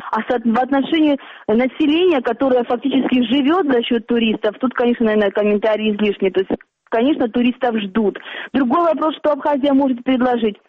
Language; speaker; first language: Russian; native; Russian